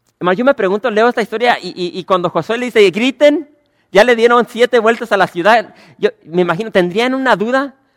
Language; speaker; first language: Spanish; early bilingual, other home language; English